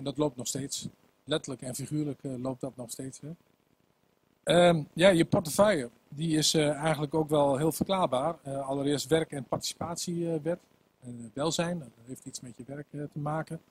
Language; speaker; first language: Dutch; native; Dutch